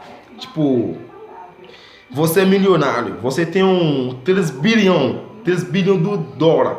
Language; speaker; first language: Portuguese; non-native, fluent; Haitian Creole